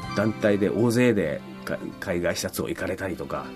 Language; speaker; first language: Japanese; native; Japanese